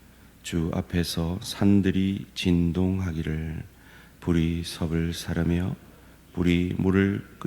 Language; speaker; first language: Korean; native; Korean